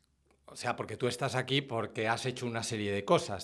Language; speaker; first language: Spanish; native; Spanish